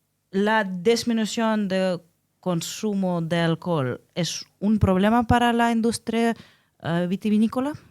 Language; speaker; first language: Spanish; non-native, fluent; Russian